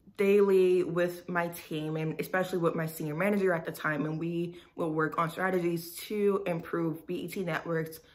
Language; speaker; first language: English; native; English